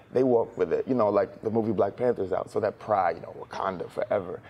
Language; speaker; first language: English; native; English